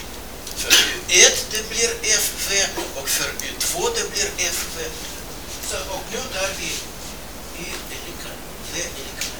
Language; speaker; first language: Swedish; non-native, fluent; Russian